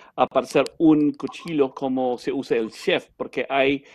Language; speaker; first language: Spanish; non-native, learner; English